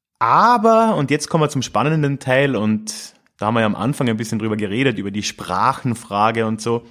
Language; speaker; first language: German; native; German